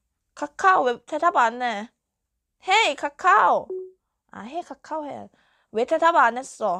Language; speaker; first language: Korean; non-native, fluent; Thai